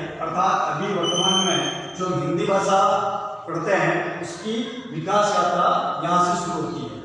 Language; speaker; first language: Hindi; native; Hindi